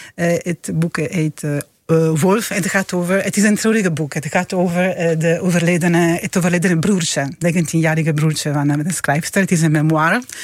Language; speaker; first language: Dutch; non-native, fluent; Italian